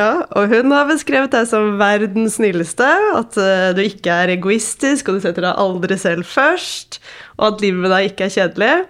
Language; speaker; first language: Norwegian; native; Norwegian